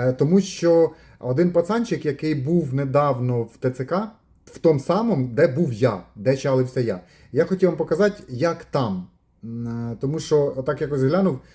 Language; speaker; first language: Ukrainian; non-native, local second language; Russian